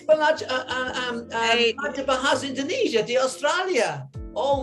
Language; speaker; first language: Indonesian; non-native, learner; English